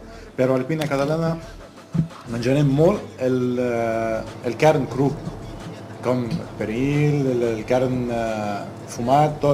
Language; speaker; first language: Catalan; non-native, learner; Arabic